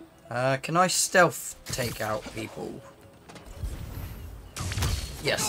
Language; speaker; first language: English; native; English